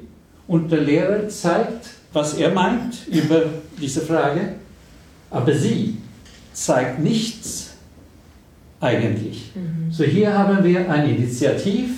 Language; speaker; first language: German; non-native, fluent; Swedish